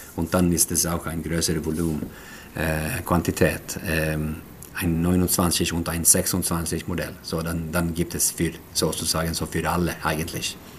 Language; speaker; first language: German; non-native, fluent; Swedish